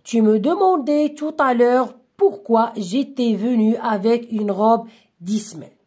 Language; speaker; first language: French; non-native, local second language; Arabic